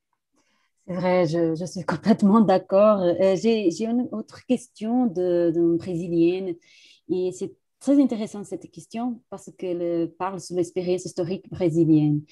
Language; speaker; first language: French; non-native, fluent; Portuguese